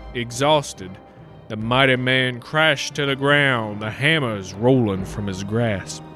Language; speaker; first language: English; native; English